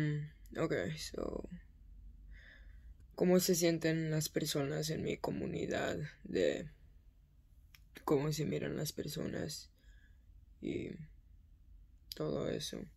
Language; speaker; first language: Spanish; early bilingual, heritage; Spanish